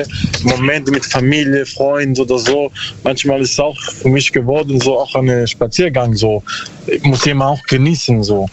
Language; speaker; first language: German; non-native, learner; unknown